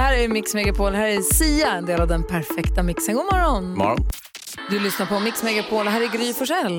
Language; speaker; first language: Swedish; native; Swedish